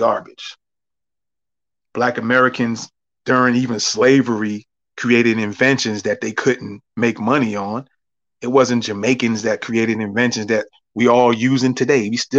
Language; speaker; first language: English; native; English